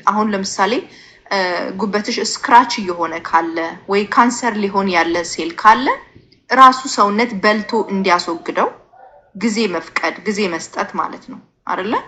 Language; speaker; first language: Amharic; native; Amharic